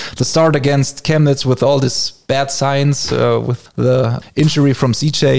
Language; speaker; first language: English; non-native, fluent; German